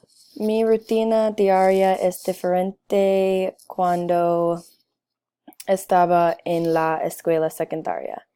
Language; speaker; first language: Spanish; non-native, learner; English